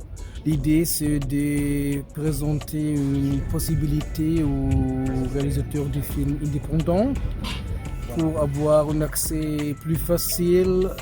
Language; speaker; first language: French; non-native, fluent; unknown